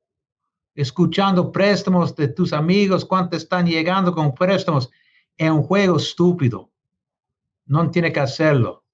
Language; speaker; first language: Spanish; non-native, learner; English